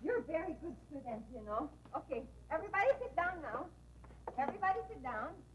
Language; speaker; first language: English; non-native, local second language; Filipino